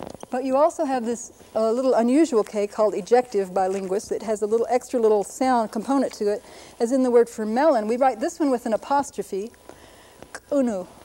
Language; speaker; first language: English; native; English